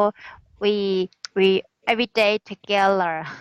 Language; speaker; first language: English; non-native, learner; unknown